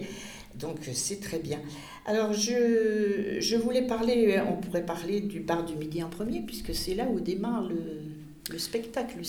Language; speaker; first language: French; native; French